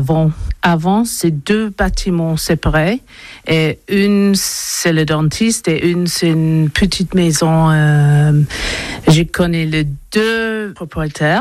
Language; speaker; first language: French; non-native, learner; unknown